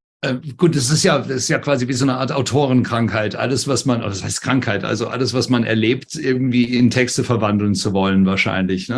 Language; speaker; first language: German; native; German